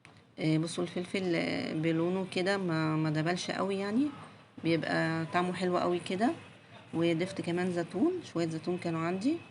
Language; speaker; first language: Arabic; native; Arabic